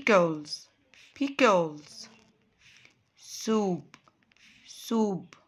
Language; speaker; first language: English; non-native, fluent; Arabic